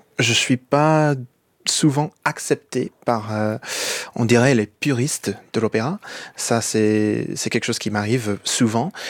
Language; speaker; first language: French; non-native, fluent; English